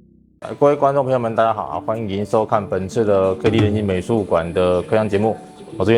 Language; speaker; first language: Chinese; native; Chinese